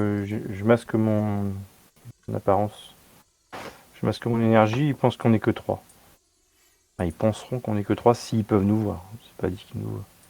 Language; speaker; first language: French; native; French